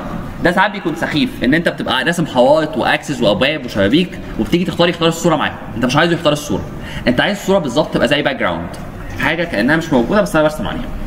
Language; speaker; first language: Arabic; native; Arabic